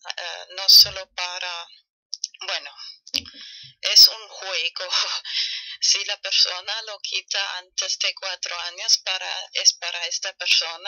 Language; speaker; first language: Spanish; non-native, fluent; German